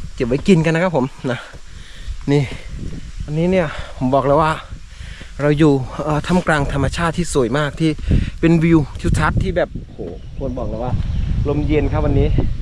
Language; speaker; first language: Thai; non-native, local second language; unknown